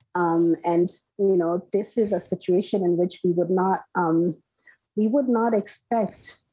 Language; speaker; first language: English; non-native, local second language; Igbo